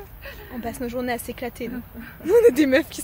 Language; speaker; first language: French; native; French